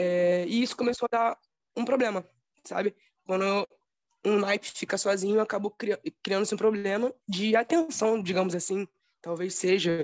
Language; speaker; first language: Portuguese; native; Portuguese